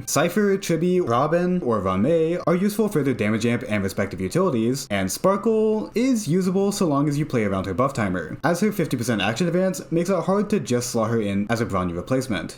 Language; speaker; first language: English; native; English